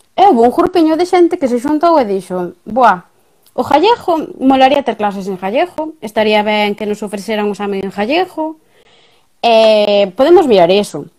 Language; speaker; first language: Galician; native; Galician